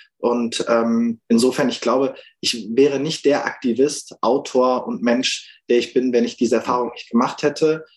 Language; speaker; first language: German; early bilingual, other home language; Turkish